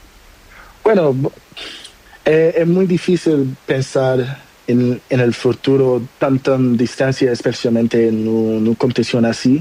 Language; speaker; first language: Spanish; non-native, learner; Portuguese